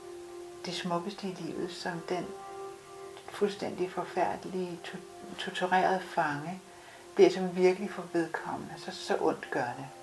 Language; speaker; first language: Danish; native; Danish